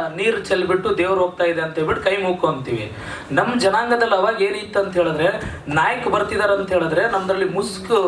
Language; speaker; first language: Kannada; non-native, local second language; Lambadi